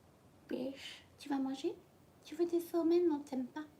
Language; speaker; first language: French; native; French